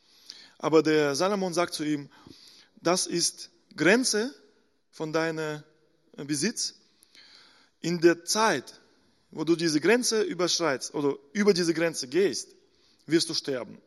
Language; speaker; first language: German; non-native, fluent; Russian